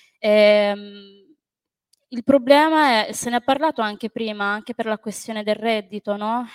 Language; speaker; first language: Italian; early bilingual, other home language; Arabic